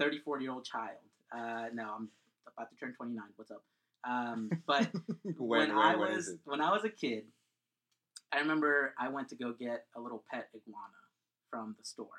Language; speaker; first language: English; early bilingual, other home language; Spanish